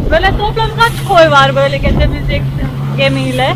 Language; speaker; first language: Turkish; non-native, fluent; Slovenian